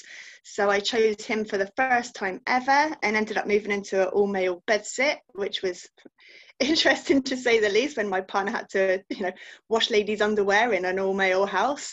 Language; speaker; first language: English; native; English